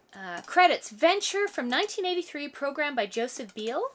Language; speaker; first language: English; native; English